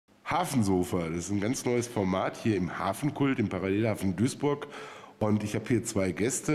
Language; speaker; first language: German; native; German